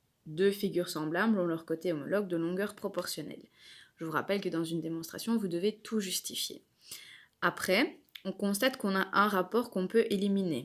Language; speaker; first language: French; native; French